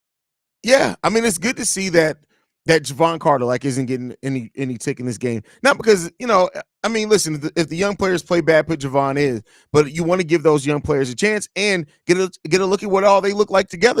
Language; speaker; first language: English; native; English